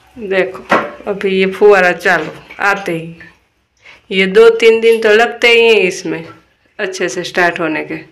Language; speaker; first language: Hindi; non-native, local second language; Gujarati